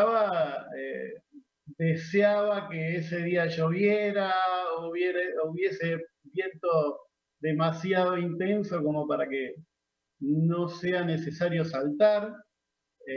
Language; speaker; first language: Spanish; native; Spanish